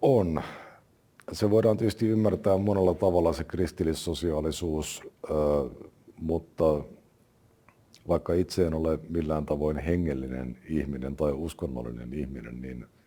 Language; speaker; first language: Finnish; native; Finnish